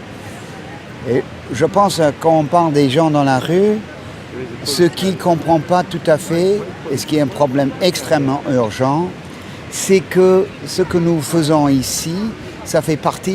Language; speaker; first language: French; non-native, fluent; English